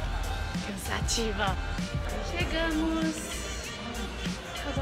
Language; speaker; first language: Portuguese; non-native, fluent; Chinese